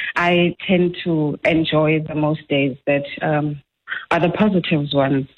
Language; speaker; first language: English; non-native, local second language; Xhosa